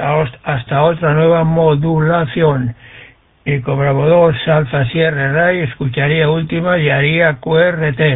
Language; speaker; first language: Spanish; native; Spanish